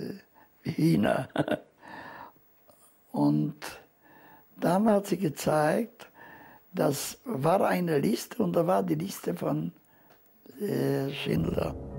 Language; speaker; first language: German; non-native, fluent; Polish